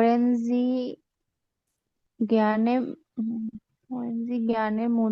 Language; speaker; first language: German; non-native, learner; Bangla